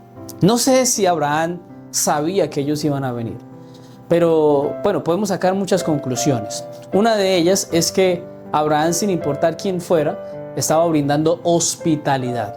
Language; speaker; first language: Spanish; native; Spanish